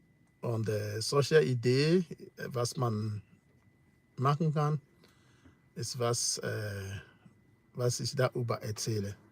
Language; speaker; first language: German; non-native, learner; English